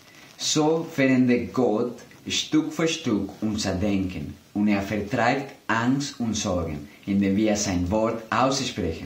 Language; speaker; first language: German; non-native, fluent; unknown